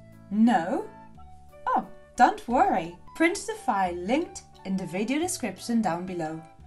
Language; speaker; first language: English; non-native, fluent; Italian